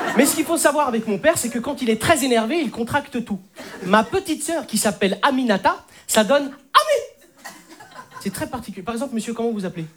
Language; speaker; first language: French; native; French